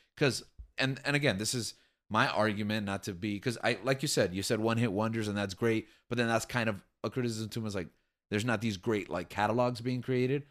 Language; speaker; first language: English; native; English